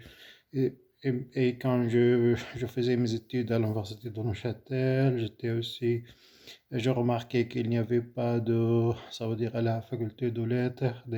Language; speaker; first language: French; non-native, fluent; Arabic